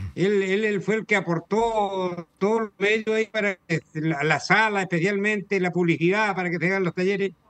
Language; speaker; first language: Spanish; native; Spanish